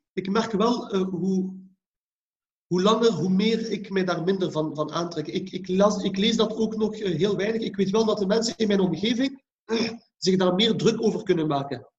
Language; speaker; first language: Dutch; early bilingual, other home language; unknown